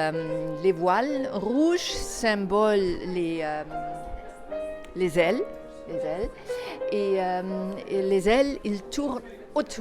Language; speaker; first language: French; non-native, learner; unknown